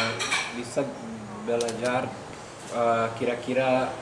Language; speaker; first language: Indonesian; non-native, learner; English